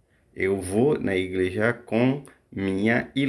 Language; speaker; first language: Portuguese; non-native, fluent; Haitian Creole